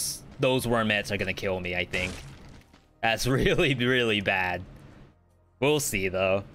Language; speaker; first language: English; native; English